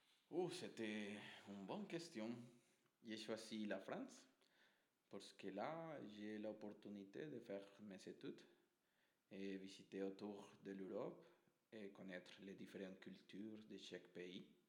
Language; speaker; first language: French; non-native, fluent; Spanish